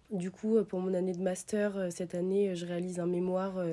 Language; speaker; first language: French; early bilingual, other home language; Italian